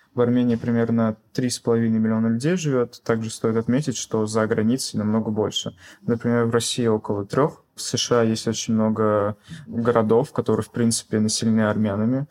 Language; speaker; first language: Russian; early bilingual, other home language; Armenian